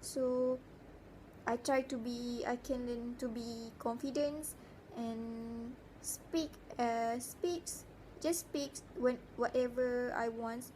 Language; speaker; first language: English; non-native, learner; Malay